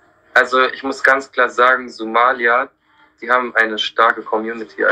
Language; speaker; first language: German; native; German